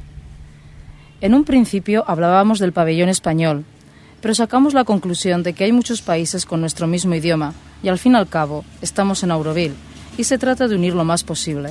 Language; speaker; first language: Spanish; native; Spanish